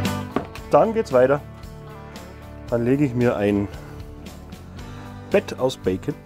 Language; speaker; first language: German; native; German